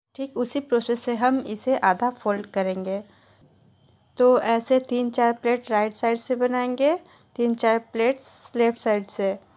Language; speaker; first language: Hindi; native; Hindi